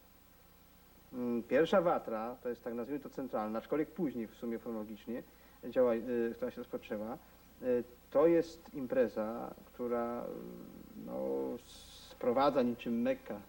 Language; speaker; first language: Polish; non-native, local second language; Rusyn